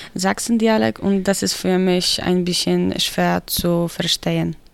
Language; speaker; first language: German; non-native, fluent; Polish